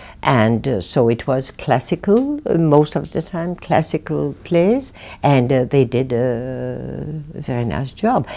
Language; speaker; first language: English; non-native, fluent; French